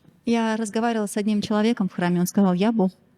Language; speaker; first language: Russian; native; Russian